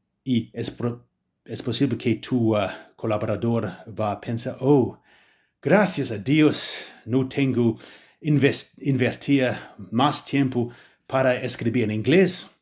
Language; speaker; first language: Spanish; non-native, fluent; English